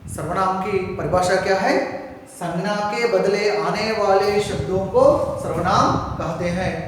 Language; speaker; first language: Hindi; non-native, local second language; Telugu